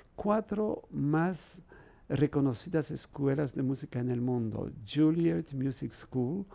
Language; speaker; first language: Spanish; non-native, fluent; Polish